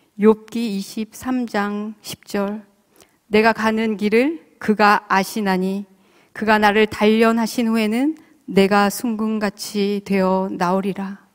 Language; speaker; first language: Korean; native; Korean